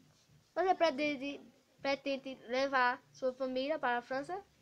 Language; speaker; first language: Portuguese; native; Portuguese